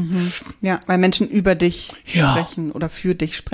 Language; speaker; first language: German; native; German